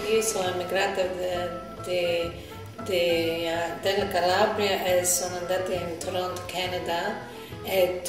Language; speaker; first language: Italian; early bilingual, heritage; Italian